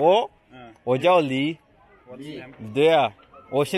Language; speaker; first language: Chinese; non-native, learner; Rundi